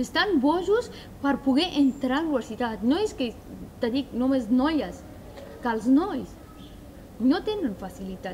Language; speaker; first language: Catalan; non-native, fluent; Persian